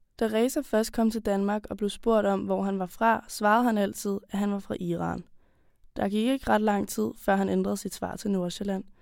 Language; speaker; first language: Danish; native; Danish